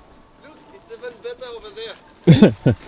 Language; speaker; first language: English; non-native, fluent; French